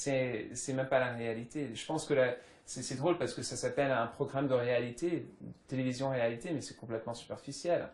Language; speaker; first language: French; early bilingual, other home language; English